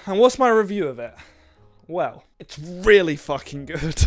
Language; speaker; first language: English; native; English